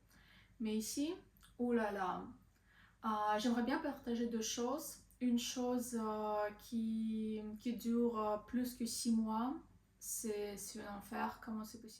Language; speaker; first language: French; non-native, learner; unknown